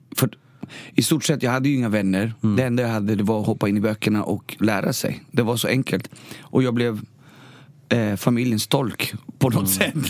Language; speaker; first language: Swedish; early bilingual, other home language; Spanish